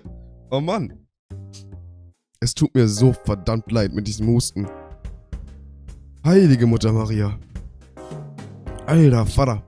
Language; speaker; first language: German; native; German